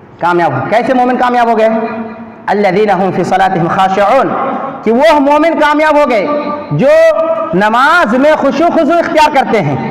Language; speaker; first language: Urdu; native; Urdu